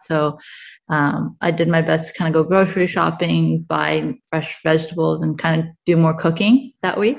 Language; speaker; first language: English; native; English